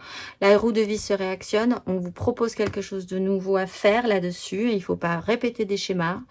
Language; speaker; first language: French; native; French